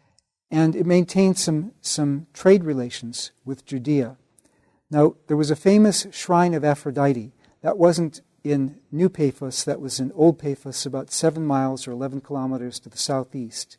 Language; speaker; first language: English; native; English